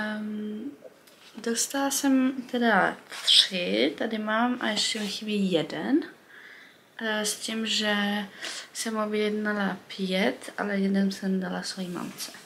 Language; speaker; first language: Czech; early bilingual, heritage; Czech